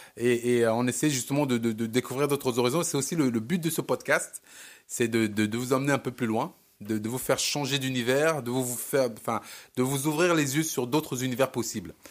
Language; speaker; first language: French; early bilingual, other home language; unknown